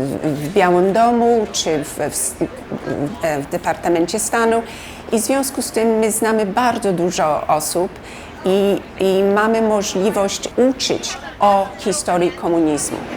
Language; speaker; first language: Polish; early bilingual, heritage; Polish